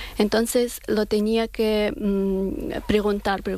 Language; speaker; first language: Spanish; non-native, learner; Persian